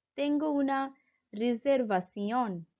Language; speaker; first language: Spanish; non-native, fluent; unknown